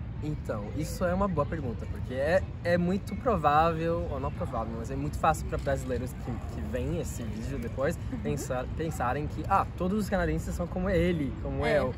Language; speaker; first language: Portuguese; non-native, fluent; French